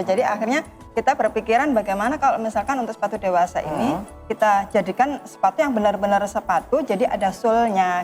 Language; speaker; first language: Indonesian; native; Indonesian